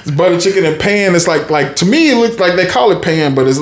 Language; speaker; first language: English; native; English